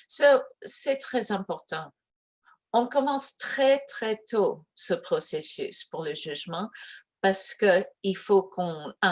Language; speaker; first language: French; early bilingual, heritage; English